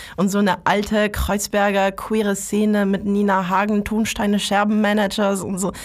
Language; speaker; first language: German; non-native, fluent; French